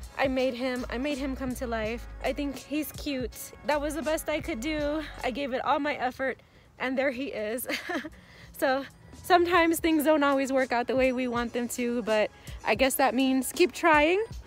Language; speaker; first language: English; early bilingual, other home language; Spanish